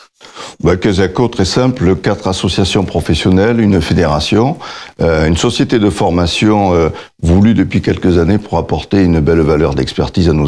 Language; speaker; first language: French; native; French